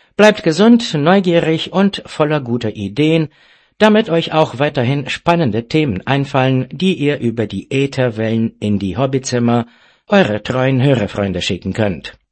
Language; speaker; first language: German; non-native, fluent; Romanian